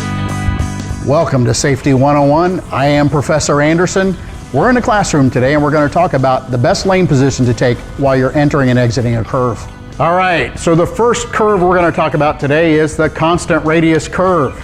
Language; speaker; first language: English; native; English